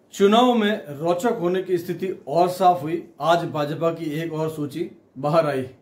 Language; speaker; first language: Hindi; native; Hindi